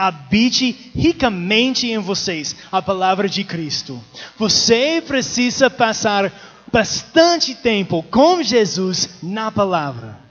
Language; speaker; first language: Portuguese; non-native, learner; English